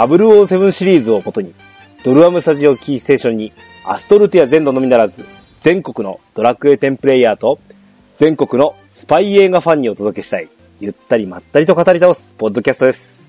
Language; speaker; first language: Japanese; native; Japanese